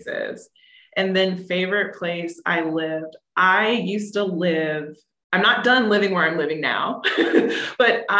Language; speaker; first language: English; native; English